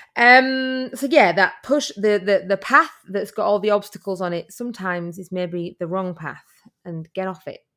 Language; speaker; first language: English; native; English